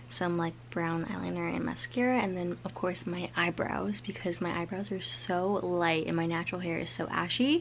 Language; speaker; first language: English; native; English